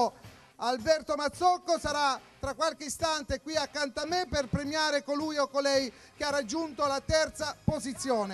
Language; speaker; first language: Italian; native; Italian